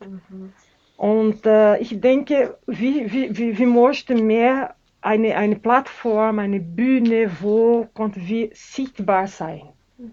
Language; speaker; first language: German; non-native, learner; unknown